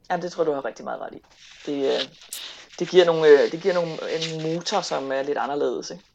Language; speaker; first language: Danish; native; Danish